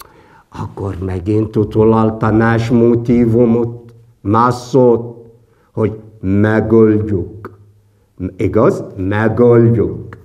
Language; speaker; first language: Hungarian; non-native, fluent; Arabic